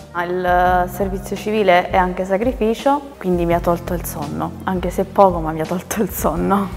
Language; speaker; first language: Italian; native; Italian